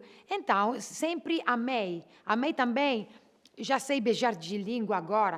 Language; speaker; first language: Portuguese; non-native, learner; Italian